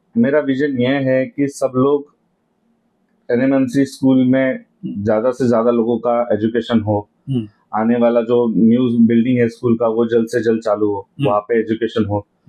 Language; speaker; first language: Hindi; non-native, local second language; Marathi